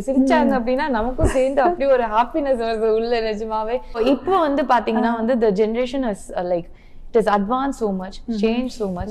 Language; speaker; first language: Tamil; native; Tamil